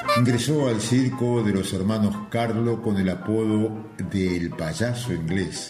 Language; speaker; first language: Spanish; native; Spanish